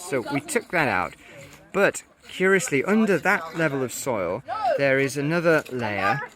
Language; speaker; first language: English; native; English